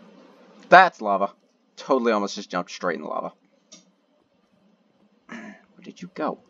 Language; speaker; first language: English; native; English